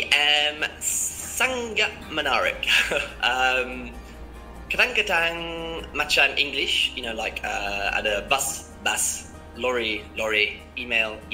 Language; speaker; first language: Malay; non-native, learner; English